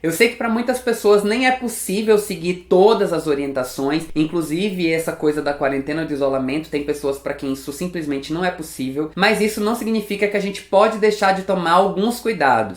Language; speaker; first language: Portuguese; native; Portuguese